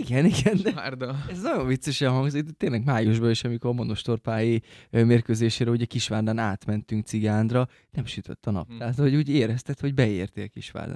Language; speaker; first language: Hungarian; native; Hungarian